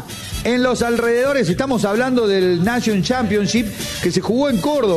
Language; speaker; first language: Spanish; native; Spanish